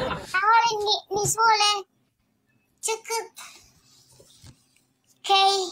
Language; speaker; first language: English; non-native, learner; Indonesian